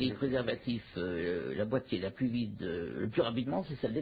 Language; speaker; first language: French; native; French